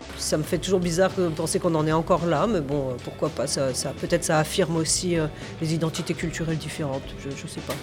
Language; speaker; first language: French; native; French